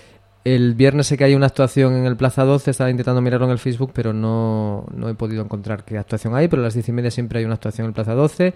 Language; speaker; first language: Spanish; native; Spanish